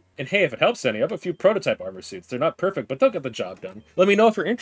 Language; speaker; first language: English; native; English